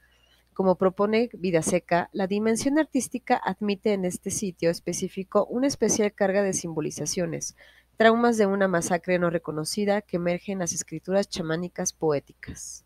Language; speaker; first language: Spanish; native; Spanish